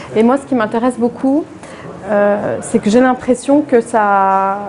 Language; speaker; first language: French; non-native, local second language; Arabic